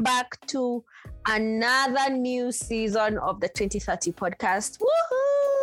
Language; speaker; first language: English; non-native, local second language; Swahili